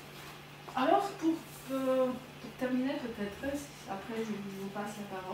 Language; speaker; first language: French; non-native, fluent; Bulgarian